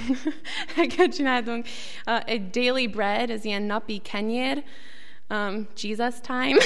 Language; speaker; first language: Hungarian; non-native, learner; English